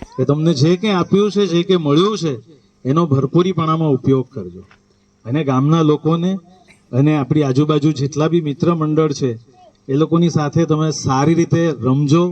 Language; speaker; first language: Gujarati; native; Gujarati